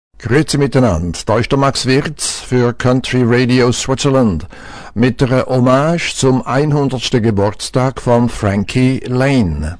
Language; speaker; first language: German; native; German